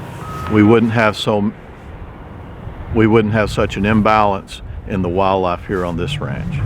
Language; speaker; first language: English; native; English